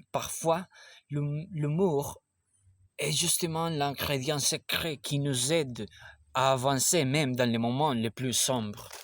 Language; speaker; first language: French; non-native, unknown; Spanish